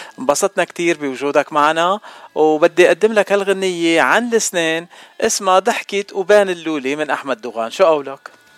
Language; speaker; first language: Arabic; native; Arabic